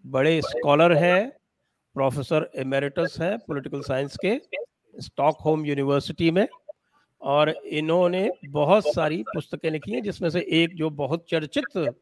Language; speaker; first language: Hindi; native; Hindi